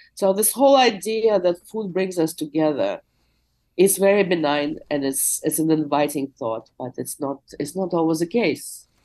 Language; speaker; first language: English; non-native, fluent; Russian